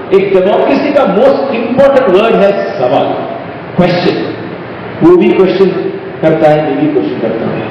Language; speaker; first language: Hindi; non-native, local second language; Tamil